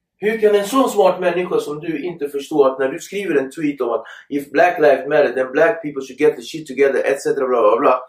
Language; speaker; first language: Swedish; early bilingual, other home language; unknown